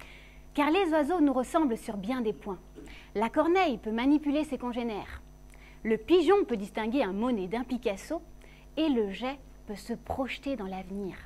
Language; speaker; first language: French; native; French